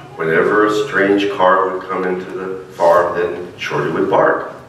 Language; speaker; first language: English; native; English